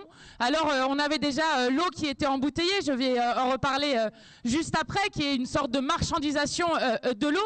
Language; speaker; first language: French; native; French